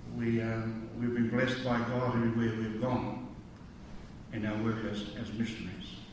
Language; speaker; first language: English; native; English